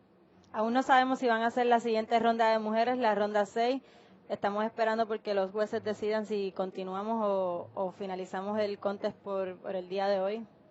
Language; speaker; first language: Spanish; native; Spanish